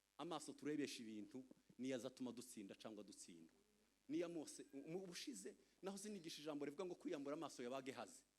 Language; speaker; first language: Kinyarwanda; native; Kinyarwanda